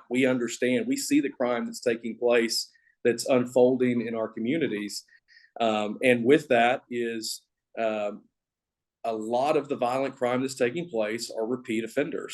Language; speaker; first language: English; native; English